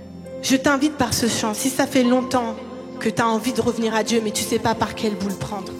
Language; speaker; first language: French; native; French